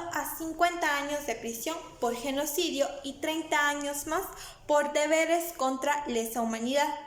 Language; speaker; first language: Spanish; native; Spanish